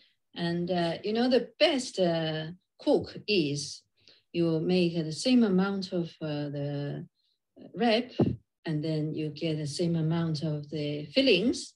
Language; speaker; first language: English; non-native, fluent; Chinese